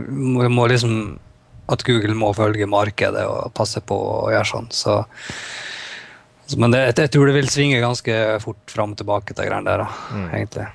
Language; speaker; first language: Norwegian; native; Norwegian